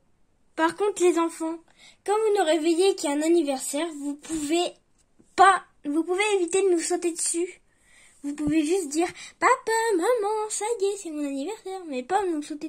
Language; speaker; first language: French; native; French